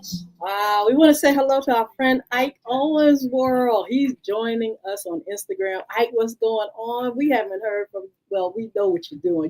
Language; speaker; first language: English; native; English